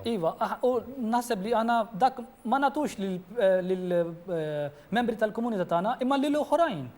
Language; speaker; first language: Maltese; non-native, fluent; Urdu